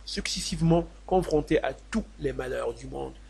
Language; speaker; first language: French; non-native, local second language; Arabic